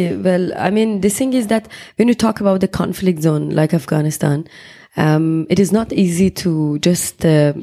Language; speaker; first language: English; non-native, fluent; Persian